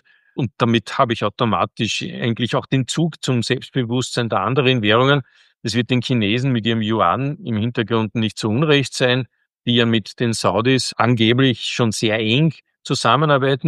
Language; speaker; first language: German; native; German